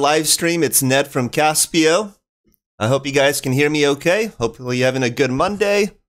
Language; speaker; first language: English; native; English